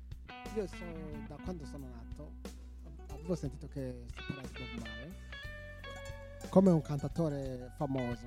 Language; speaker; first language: Italian; non-native, local second language; Rundi